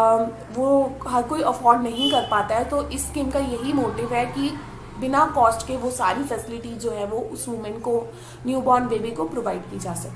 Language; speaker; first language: Hindi; native; Hindi